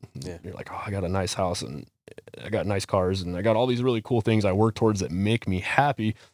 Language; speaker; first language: English; native; English